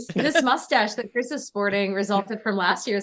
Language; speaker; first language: English; native; English